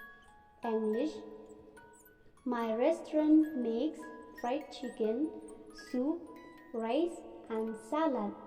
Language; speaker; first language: English; non-native, local second language; Khasi